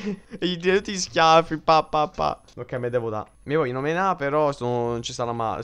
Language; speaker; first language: Italian; native; Italian